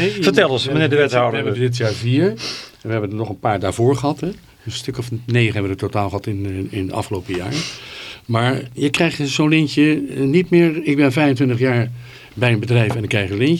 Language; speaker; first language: Dutch; native; Dutch